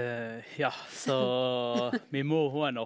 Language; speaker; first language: Norwegian; early bilingual, heritage; Norwegian